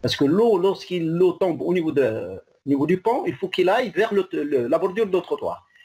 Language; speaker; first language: French; non-native, local second language; Arabic